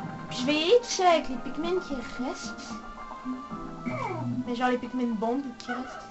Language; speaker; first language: French; native; French